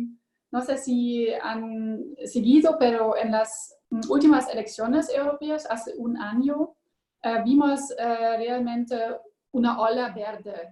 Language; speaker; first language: Spanish; non-native, learner; German